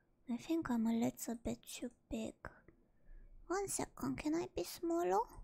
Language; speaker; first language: English; non-native, fluent; Japanese